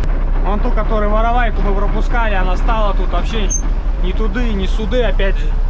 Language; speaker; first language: Russian; native; Russian